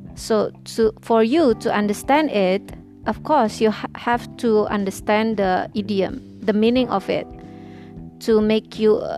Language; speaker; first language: English; non-native, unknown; Indonesian